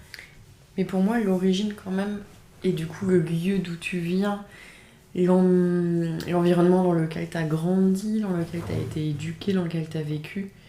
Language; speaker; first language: French; native; French